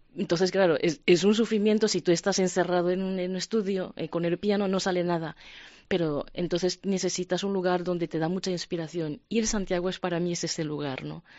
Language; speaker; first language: Spanish; non-native, fluent; Japanese